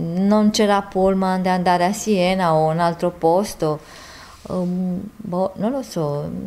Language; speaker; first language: Italian; non-native, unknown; Romanian